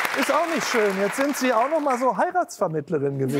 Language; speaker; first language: German; native; German